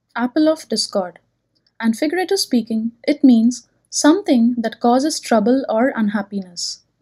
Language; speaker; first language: English; non-native, local second language; Telugu